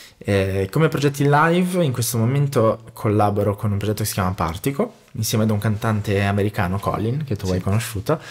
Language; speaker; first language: Italian; non-native, fluent; Portuguese